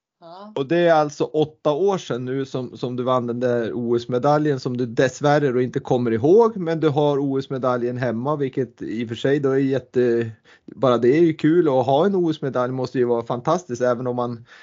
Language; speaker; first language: Swedish; native; Swedish